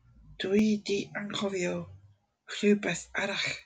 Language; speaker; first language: Welsh; non-native, learner; English